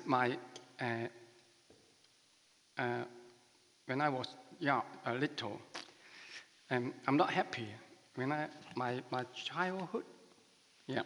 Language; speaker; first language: English; non-native, learner; Chinese